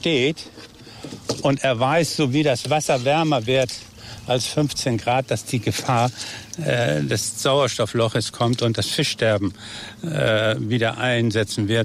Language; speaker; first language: German; native; German